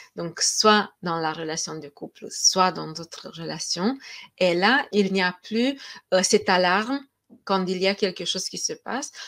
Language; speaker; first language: French; non-native, fluent; Romanian